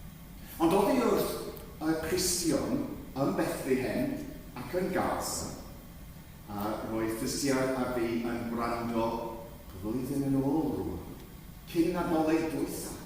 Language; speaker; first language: Welsh; non-native, fluent; English